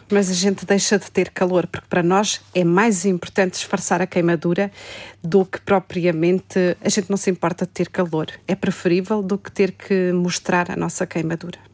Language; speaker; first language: Portuguese; native; Portuguese